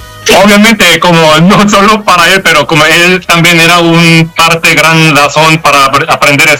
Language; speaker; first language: Spanish; non-native, learner; Korean